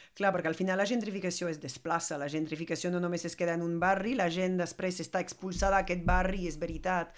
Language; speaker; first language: Catalan; non-native, fluent; French